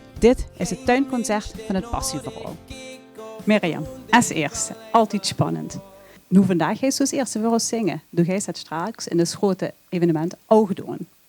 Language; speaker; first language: Dutch; native; Dutch